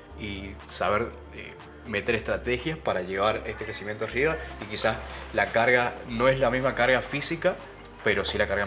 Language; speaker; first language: Spanish; native; Spanish